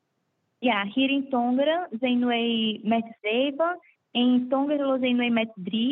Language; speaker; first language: Dutch; non-native, fluent; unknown